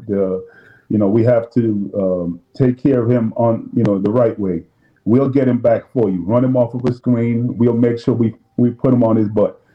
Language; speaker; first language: English; native; English